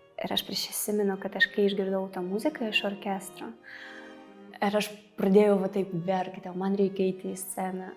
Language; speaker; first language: Lithuanian; non-native, fluent; Russian